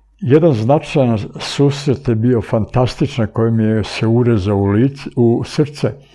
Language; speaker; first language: Serbian; early bilingual, other home language; Bulgarian